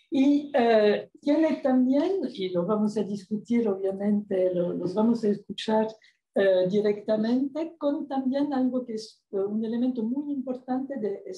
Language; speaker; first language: Spanish; non-native, fluent; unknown